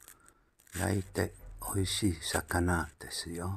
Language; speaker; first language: Japanese; non-native, learner; Chinese